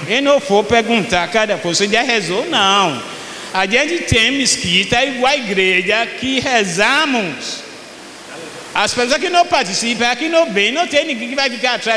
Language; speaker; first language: Portuguese; non-native, fluent; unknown